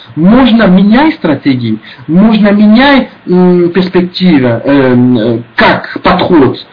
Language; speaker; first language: Russian; non-native, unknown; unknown